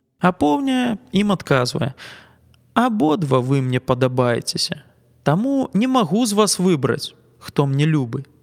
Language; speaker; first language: Belarusian; native; Belarusian